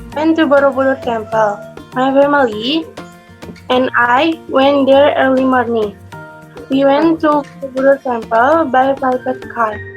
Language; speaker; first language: English; non-native, learner; Indonesian